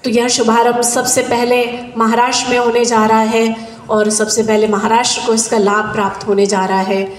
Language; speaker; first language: Hindi; non-native, local second language; Marathi